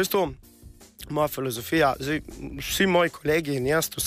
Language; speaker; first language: Slovenian; native; Slovenian